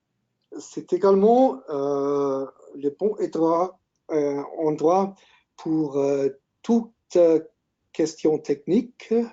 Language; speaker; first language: French; non-native, learner; German